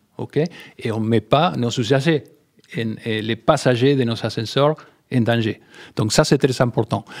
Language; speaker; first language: French; non-native, fluent; Spanish